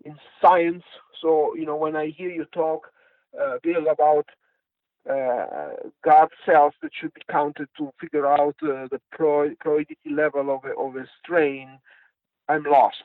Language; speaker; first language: English; non-native, fluent; Italian